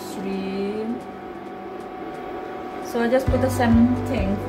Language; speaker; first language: English; non-native, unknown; Indonesian